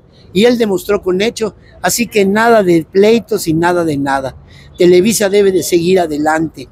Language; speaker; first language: Spanish; native; Spanish